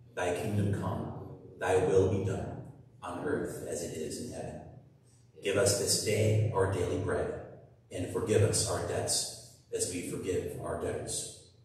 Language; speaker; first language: English; native; English